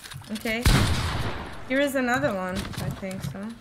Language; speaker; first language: English; non-native, learner; Romanian